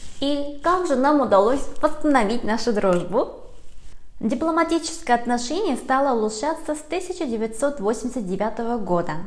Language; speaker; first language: Russian; early bilingual, other home language; Korean